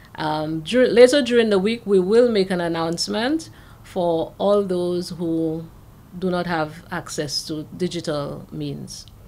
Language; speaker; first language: English; native; English